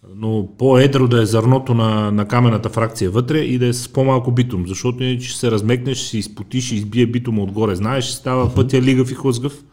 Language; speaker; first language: Bulgarian; native; Bulgarian